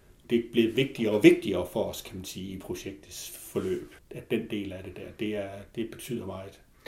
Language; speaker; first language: Danish; native; Danish